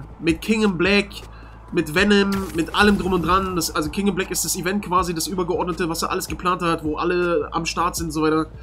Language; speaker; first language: German; native; German